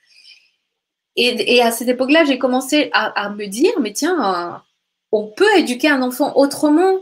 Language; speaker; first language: French; native; French